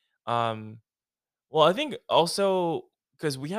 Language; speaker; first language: English; non-native, local second language; Filipino